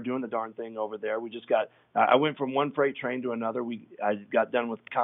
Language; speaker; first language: English; native; English